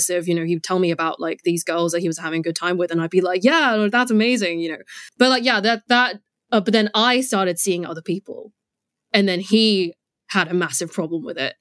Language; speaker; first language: English; non-native, local second language; Cantonese